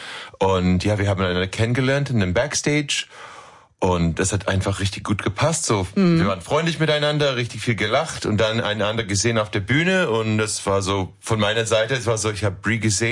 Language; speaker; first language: German; non-native, fluent; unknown